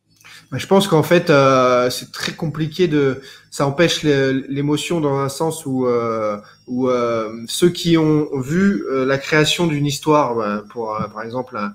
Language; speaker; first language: French; native; French